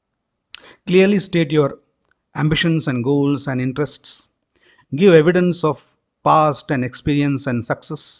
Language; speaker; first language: English; non-native, local second language; Marathi